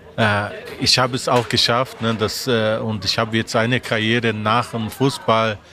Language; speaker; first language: German; non-native, fluent; Portuguese